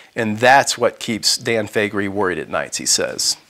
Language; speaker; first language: English; native; English